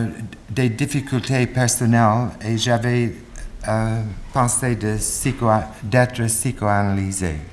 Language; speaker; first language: French; non-native, learner; English